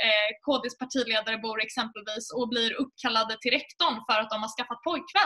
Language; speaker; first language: Swedish; native; Swedish